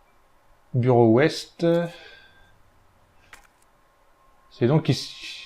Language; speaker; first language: French; native; French